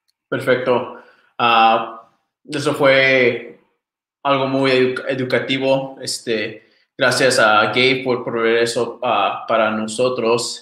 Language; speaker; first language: Spanish; early bilingual, other home language; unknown